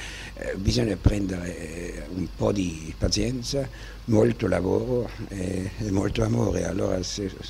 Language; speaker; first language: Italian; non-native, fluent; German